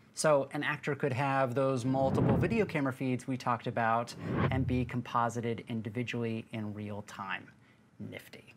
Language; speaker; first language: English; native; English